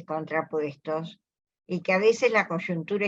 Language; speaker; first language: Spanish; native; Spanish